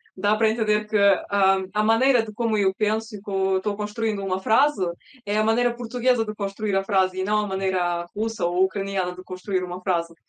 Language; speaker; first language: Portuguese; early bilingual, other home language; Russian